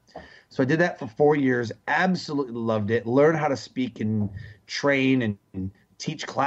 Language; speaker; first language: English; native; English